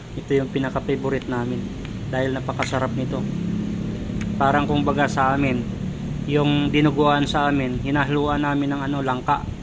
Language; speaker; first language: Filipino; non-native, local second language; Hiligaynon